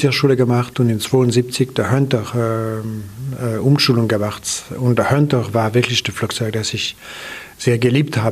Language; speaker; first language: German; non-native, local second language; French